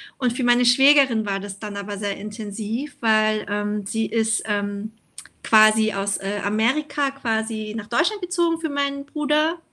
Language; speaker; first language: German; early bilingual, other home language; Vietnamese